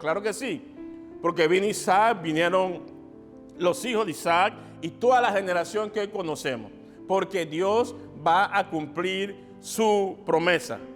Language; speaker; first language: Spanish; native; Spanish